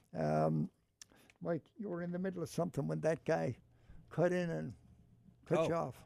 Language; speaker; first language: English; native; English